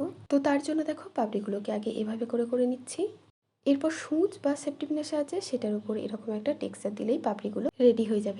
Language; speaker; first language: Bangla; native; Bangla